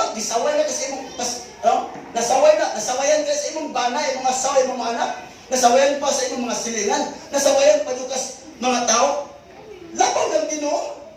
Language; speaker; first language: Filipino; non-native, local second language; Cebuano